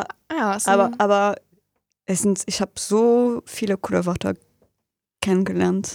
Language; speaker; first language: German; non-native, fluent; French